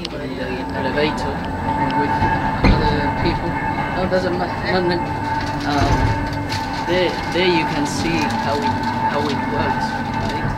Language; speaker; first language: English; non-native, learner; Spanish